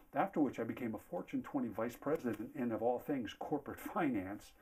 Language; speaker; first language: English; native; English